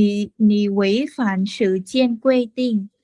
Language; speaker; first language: Chinese; non-native, learner; Vietnamese